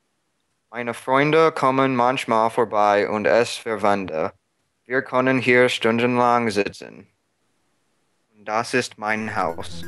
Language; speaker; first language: German; non-native, learner; English